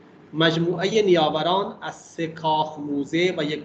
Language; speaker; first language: Persian; non-native, fluent; Urdu